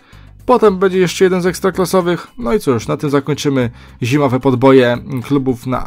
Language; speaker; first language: Polish; native; Polish